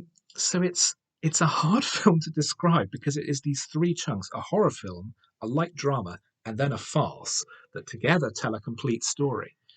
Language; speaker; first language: English; native; English